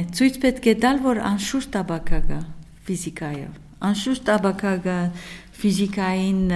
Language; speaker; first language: Armenian; early bilingual, heritage; Arabic